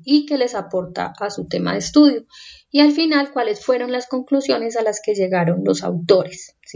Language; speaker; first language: Spanish; native; Spanish